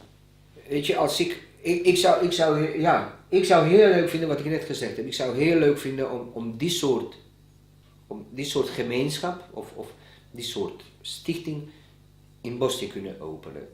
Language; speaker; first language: Dutch; non-native, fluent; Bosnian